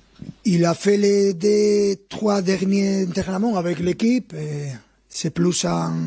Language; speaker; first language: French; non-native, fluent; Spanish